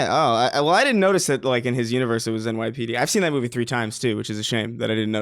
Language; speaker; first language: English; native; English